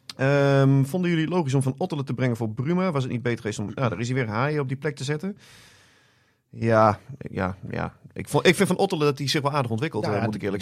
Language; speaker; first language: Dutch; native; Dutch